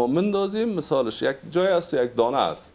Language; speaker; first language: Persian; native; Persian